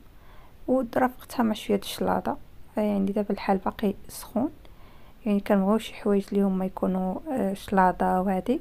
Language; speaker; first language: Arabic; native; Arabic